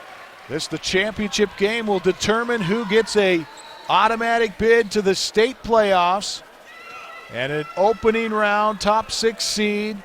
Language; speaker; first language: English; native; English